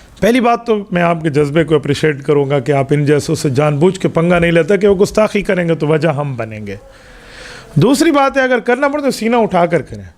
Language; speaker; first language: Urdu; non-native, local second language; Punjabi